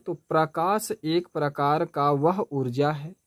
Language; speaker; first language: Hindi; native; Hindi